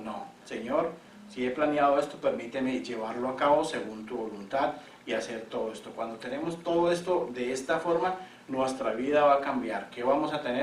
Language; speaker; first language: Spanish; native; Spanish